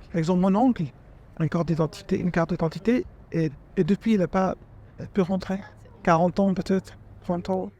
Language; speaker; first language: French; non-native, fluent; Arabic